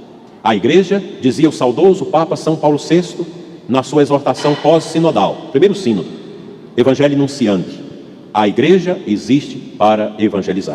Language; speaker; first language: Portuguese; native; Portuguese